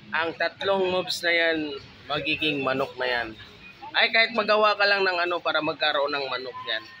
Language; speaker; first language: Filipino; non-native, local second language; Cebuano